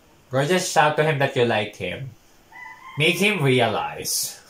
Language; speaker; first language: English; non-native, local second language; Filipino